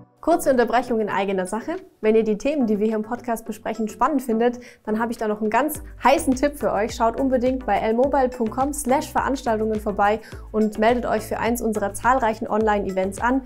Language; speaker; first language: German; native; German